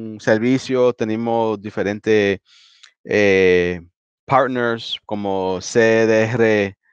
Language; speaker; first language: Spanish; early bilingual, heritage; Spanish